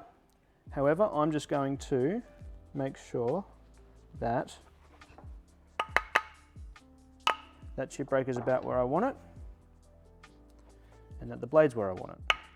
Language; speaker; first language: English; native; English